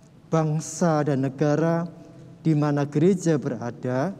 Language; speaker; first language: Indonesian; native; Indonesian